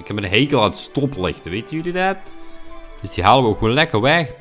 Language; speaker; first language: Dutch; native; Dutch